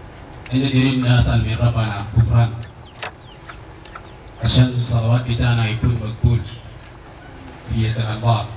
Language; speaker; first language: Arabic; non-native, local second language; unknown